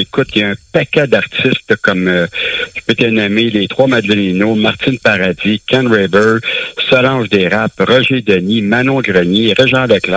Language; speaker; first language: French; native; French